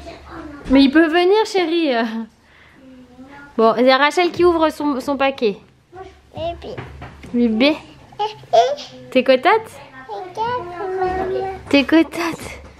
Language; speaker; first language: French; native; French